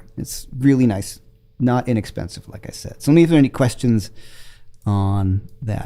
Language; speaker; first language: English; native; English